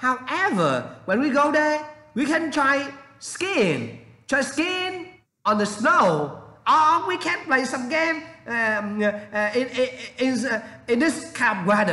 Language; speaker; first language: English; non-native, learner; Vietnamese